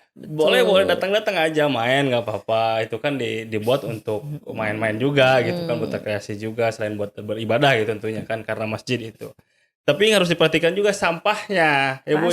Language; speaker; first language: Indonesian; native; Indonesian